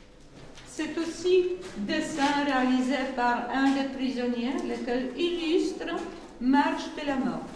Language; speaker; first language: French; non-native, learner; Polish